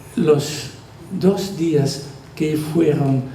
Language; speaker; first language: Spanish; non-native, fluent; Dutch